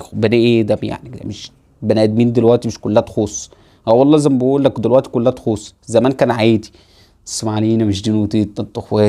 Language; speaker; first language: Arabic; native; Arabic